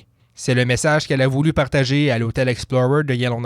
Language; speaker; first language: French; native; French